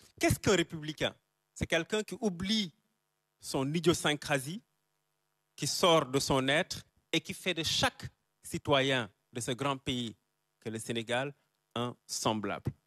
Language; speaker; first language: French; non-native, local second language; Wolof